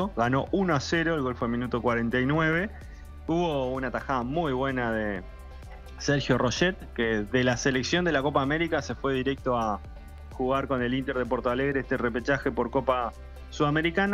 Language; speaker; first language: Spanish; native; Spanish